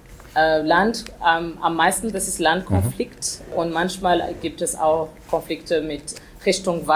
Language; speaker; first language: German; non-native, fluent; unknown